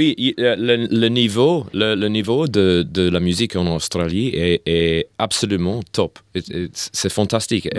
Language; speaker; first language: French; non-native, learner; English